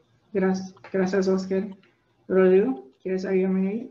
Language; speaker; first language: Spanish; non-native, fluent; English